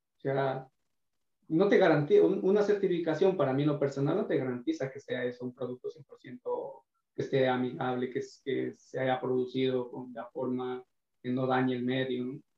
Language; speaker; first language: Spanish; native; Spanish